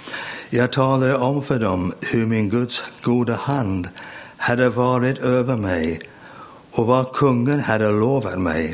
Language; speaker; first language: Swedish; non-native, fluent; English